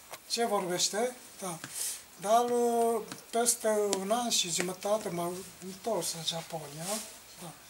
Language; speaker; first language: Romanian; non-native, learner; Japanese